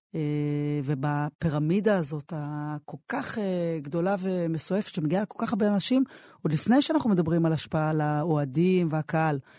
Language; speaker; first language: Hebrew; native; Hebrew